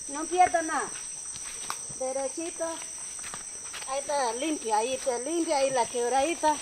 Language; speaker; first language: Spanish; native; Spanish